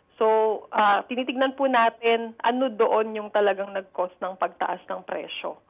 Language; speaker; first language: Filipino; native; Filipino